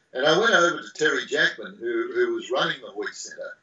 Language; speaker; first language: English; native; English